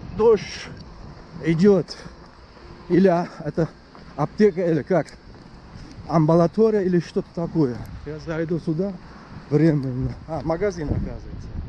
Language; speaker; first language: Russian; non-native, local second language; Uzbek